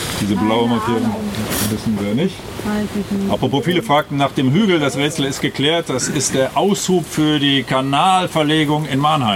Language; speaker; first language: German; native; German